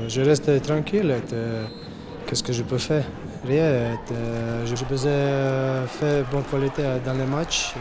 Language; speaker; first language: French; non-native, learner; Latvian